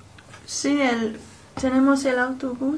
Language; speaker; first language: Spanish; non-native, learner; English